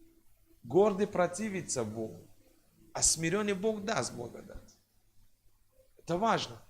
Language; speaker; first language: Russian; non-native, fluent; French